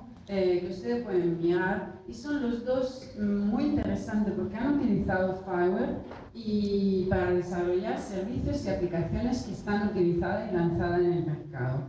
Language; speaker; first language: Spanish; non-native, fluent; Italian